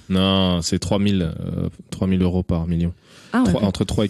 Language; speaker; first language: French; native; French